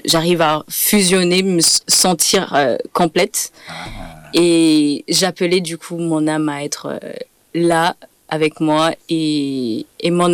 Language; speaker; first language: French; non-native, local second language; Rundi